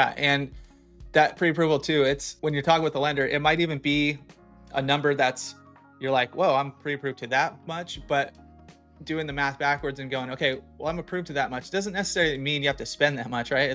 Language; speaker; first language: English; native; English